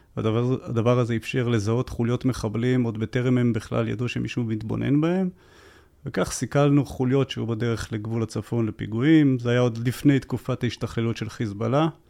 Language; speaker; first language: Hebrew; native; Hebrew